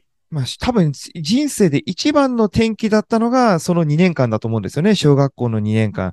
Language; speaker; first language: Japanese; native; Japanese